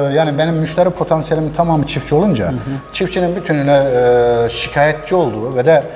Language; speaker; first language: Turkish; native; Turkish